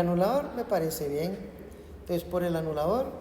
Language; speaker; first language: Spanish; native; Spanish